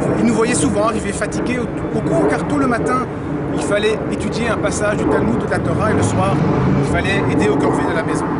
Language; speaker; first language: French; native; French